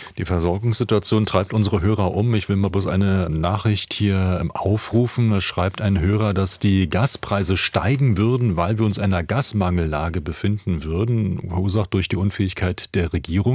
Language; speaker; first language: German; native; German